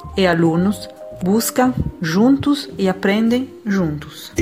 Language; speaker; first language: Portuguese; non-native, fluent; Italian